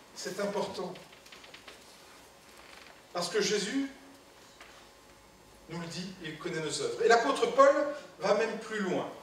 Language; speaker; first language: French; native; French